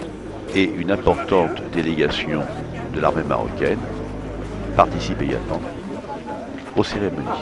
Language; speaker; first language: French; native; French